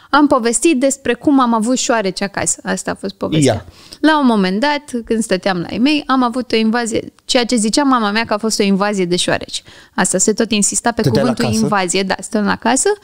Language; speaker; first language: Romanian; native; Romanian